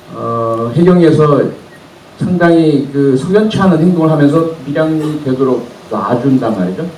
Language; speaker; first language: Korean; native; Korean